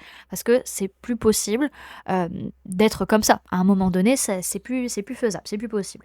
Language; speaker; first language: French; native; French